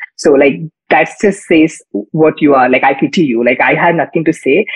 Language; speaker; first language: English; non-native, local second language; Kannada